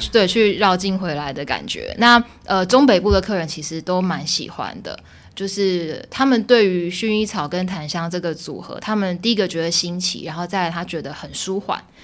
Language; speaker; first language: Chinese; early bilingual, heritage; Chinese